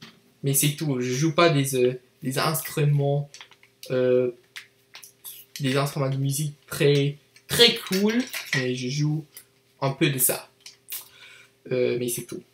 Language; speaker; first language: French; non-native, learner; English